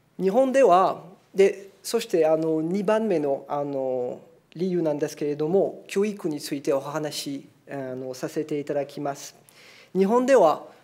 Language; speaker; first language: Japanese; non-native, fluent; French